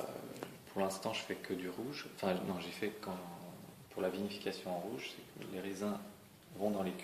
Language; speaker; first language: French; native; French